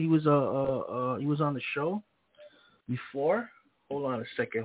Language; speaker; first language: English; early bilingual, other home language; Spanish